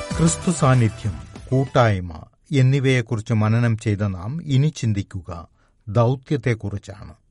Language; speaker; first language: Malayalam; native; Malayalam